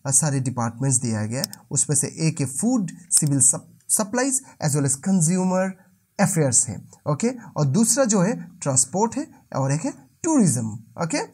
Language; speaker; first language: Hindi; non-native, local second language; Bangla